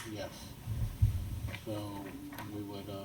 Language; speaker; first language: English; native; English